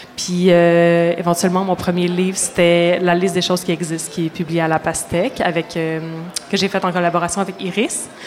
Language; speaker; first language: French; native; French